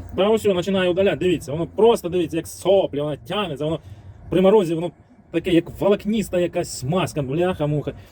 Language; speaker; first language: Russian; native; Russian